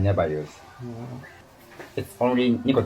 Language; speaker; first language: English; non-native, learner; Japanese